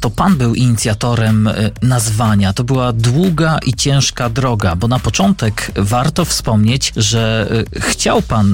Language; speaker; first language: Polish; native; Polish